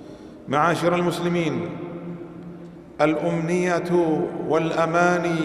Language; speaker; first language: Arabic; native; Arabic